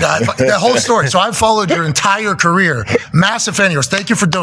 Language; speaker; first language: English; native; English